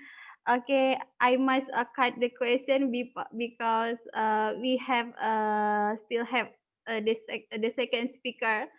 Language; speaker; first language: English; non-native, learner; Indonesian